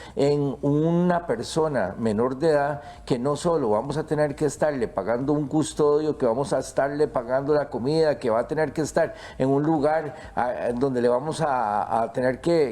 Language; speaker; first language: Spanish; native; Spanish